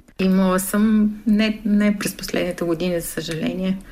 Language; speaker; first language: Bulgarian; native; Bulgarian